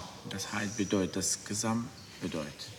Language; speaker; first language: German; non-native, learner; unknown